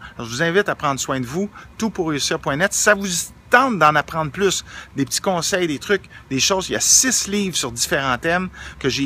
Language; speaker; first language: French; native; French